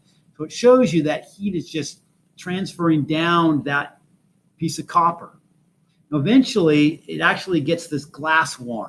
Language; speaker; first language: English; native; English